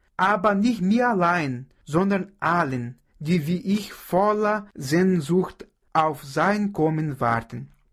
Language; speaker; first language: German; non-native, fluent; Portuguese